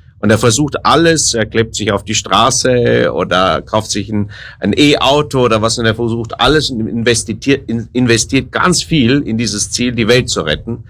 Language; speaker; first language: German; native; German